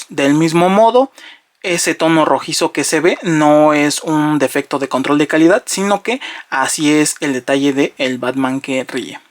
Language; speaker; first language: Spanish; native; Spanish